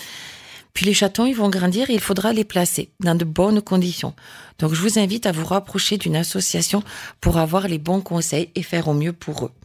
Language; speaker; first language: French; native; French